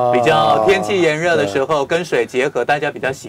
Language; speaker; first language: Chinese; native; Chinese